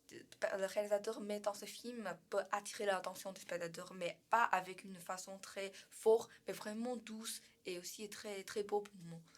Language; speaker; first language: French; non-native, learner; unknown